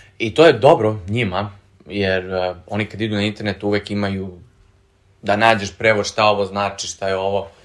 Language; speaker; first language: Serbian; early bilingual, heritage; Serbian